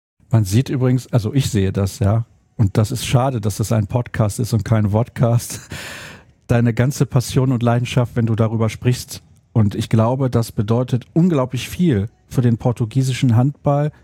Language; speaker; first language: German; native; German